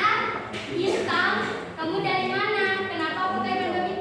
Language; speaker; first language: Indonesian; native; Indonesian